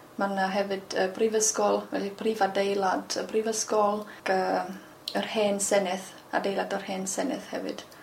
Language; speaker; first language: Welsh; non-native, fluent; German